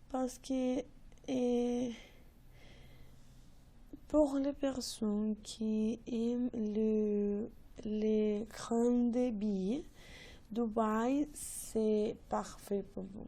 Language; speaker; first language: French; non-native, learner; Spanish